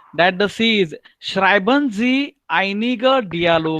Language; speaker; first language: German; non-native, learner; Marathi